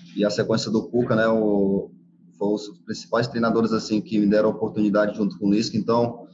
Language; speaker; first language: Portuguese; native; Portuguese